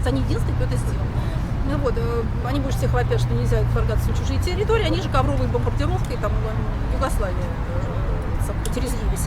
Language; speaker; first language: Russian; native; Russian